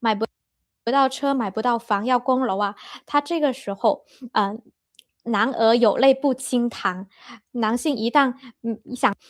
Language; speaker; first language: Chinese; native; Chinese